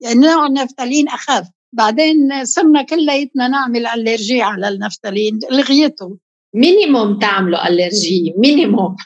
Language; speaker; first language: Arabic; native; Arabic